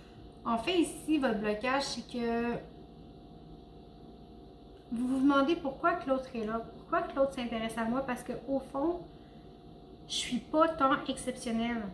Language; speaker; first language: French; native; French